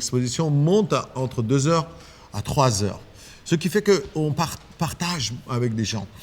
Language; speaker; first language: French; non-native, fluent; Persian